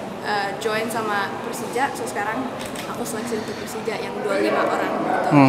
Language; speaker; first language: Indonesian; early bilingual, heritage; English